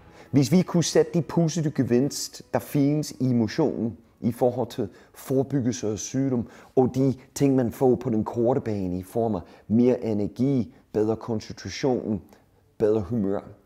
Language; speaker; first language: Danish; non-native, fluent; English